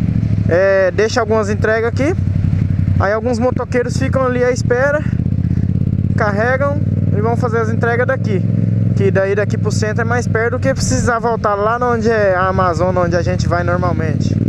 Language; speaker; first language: Portuguese; native; Portuguese